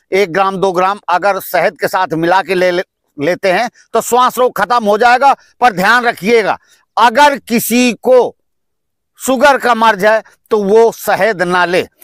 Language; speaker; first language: Hindi; native; Hindi